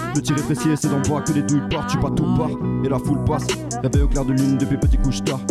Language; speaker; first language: French; native; French